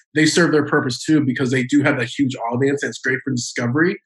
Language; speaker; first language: English; native; English